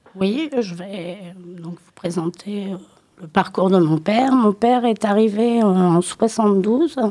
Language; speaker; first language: French; early bilingual, other home language; Turkish